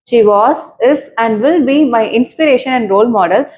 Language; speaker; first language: English; non-native, local second language; Tamil